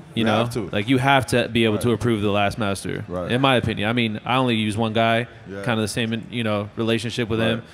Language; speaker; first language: English; native; English